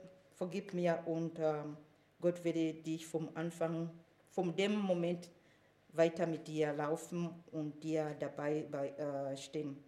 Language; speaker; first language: German; non-native, fluent; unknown